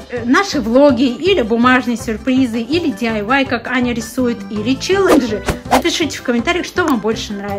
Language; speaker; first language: Russian; native; Russian